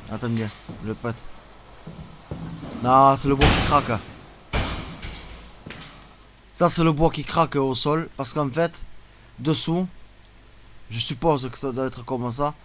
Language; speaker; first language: French; native; French